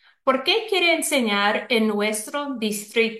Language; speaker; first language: Spanish; non-native, fluent; English